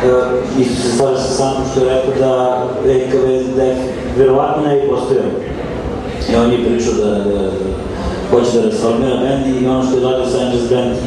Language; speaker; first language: Serbian; native; Serbian